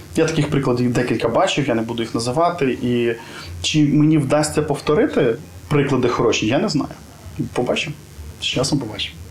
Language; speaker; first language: Ukrainian; native; Ukrainian